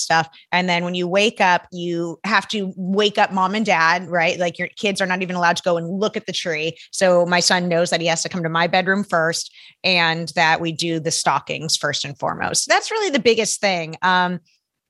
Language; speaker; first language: English; native; English